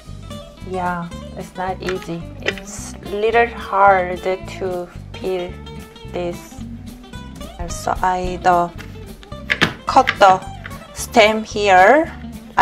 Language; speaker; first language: English; non-native, learner; Korean